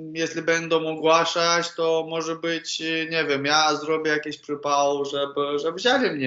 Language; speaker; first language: Polish; non-native, learner; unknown